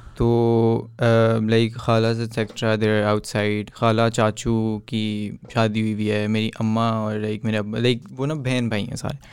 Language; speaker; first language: Urdu; native; Urdu